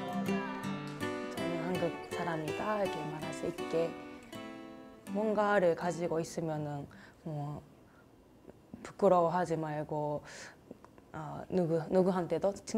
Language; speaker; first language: Korean; early bilingual, heritage; Japanese